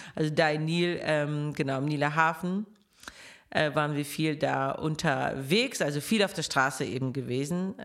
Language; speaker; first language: German; non-native, fluent; Russian